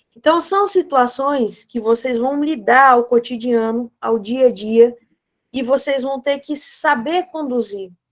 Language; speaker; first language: Portuguese; non-native, fluent; Spanish